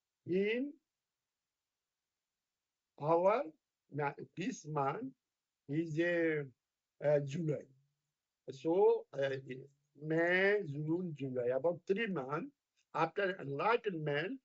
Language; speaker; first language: English; non-native, fluent; Bangla